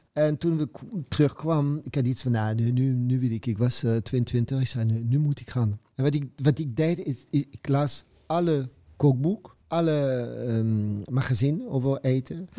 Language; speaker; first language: Dutch; non-native, fluent; French